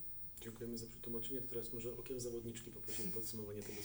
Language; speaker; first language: Polish; native; Polish